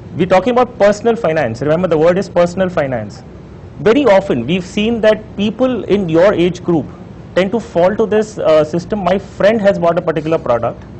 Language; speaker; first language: English; non-native, local second language; Hindi